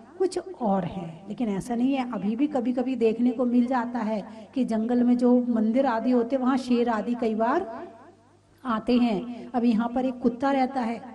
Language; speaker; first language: Hindi; native; Hindi